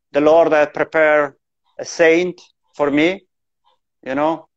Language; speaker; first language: English; non-native, fluent; Italian